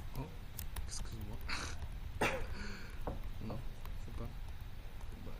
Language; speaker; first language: French; non-native, learner; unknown